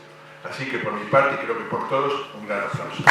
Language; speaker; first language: Spanish; native; Spanish